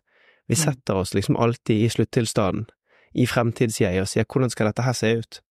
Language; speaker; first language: Norwegian; native; Norwegian